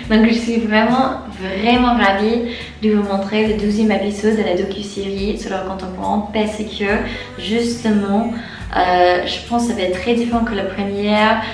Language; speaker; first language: French; non-native, fluent; English